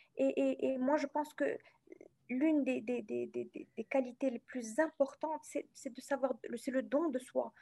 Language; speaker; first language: French; non-native, local second language; Arabic